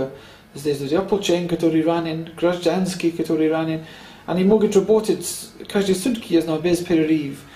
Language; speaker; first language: Russian; non-native, learner; English